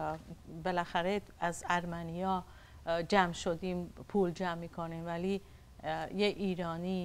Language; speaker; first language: Persian; non-native, local second language; Armenian